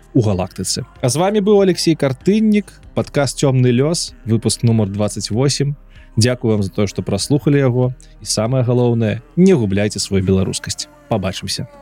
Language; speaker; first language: Belarusian; non-native, local second language; Russian